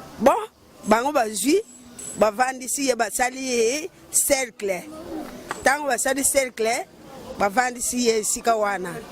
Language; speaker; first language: Lingala; non-native, local second language; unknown